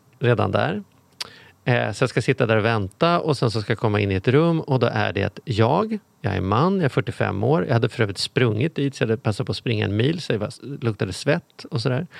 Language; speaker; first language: Swedish; native; Swedish